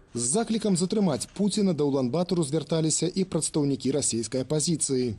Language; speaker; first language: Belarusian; non-native, local second language; Russian